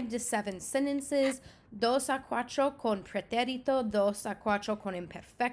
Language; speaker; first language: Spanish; non-native, fluent; English